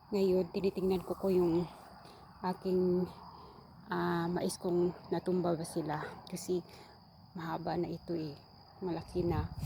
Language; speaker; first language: Filipino; non-native, local second language; Cebuano